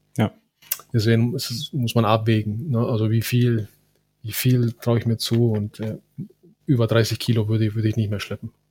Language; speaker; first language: German; non-native, fluent; Spanish